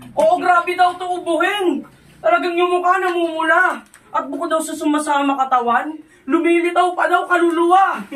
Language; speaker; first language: Filipino; native; Filipino